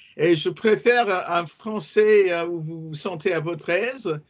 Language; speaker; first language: French; non-native, fluent; English